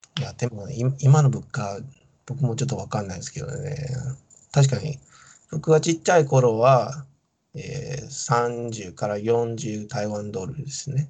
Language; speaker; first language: Japanese; non-native, fluent; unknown